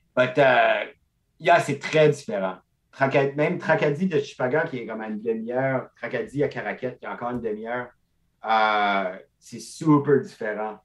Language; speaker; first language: French; non-native, local second language; English